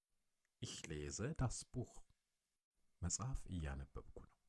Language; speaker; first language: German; non-native, learner; Amharic